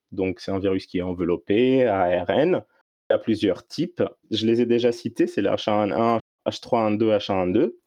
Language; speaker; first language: French; non-native, local second language; Arabic